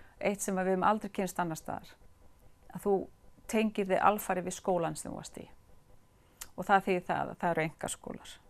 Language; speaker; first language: Icelandic; native; Icelandic